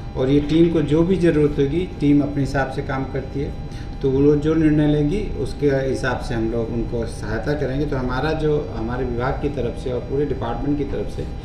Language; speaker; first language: Hindi; native; Hindi